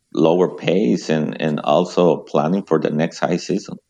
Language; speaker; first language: English; non-native, fluent; Spanish